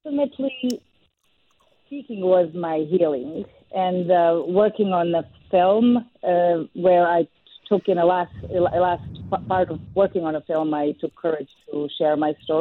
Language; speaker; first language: English; non-native, fluent; Serbian